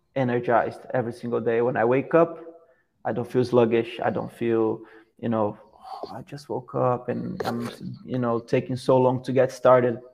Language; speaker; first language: English; non-native, fluent; Portuguese